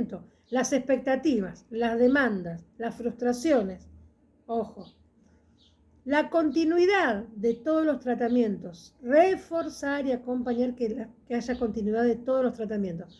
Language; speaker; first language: Spanish; native; Spanish